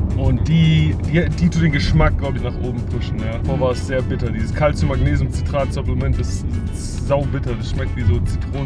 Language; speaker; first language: German; native; German